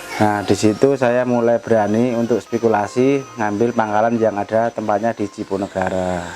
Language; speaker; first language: Indonesian; non-native, local second language; Javanese